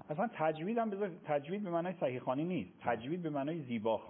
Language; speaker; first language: Persian; native; Persian